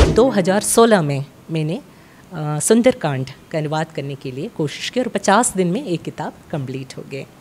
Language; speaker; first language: Hindi; non-native, local second language; Malayalam